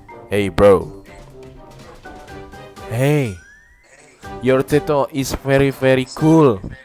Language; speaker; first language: English; non-native, learner; Indonesian